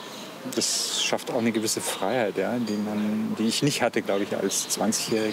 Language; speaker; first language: German; native; German